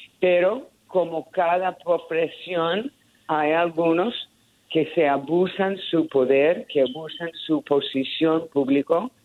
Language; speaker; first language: Spanish; early bilingual, heritage; Spanish